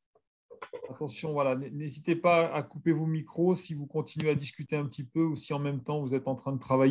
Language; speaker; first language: French; native; French